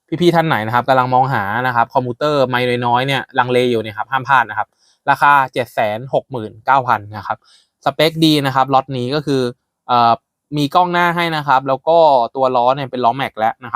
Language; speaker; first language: Thai; native; Thai